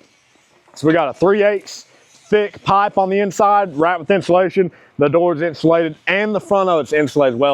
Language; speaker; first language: English; native; English